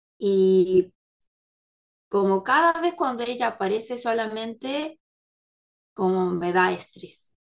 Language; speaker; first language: Spanish; non-native, fluent; Korean